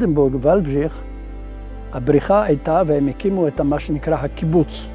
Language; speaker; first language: Hebrew; early bilingual, other home language; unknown